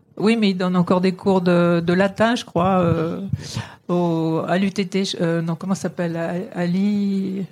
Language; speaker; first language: French; native; French